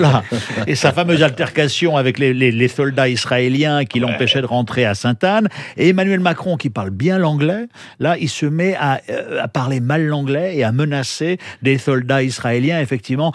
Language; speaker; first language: French; native; French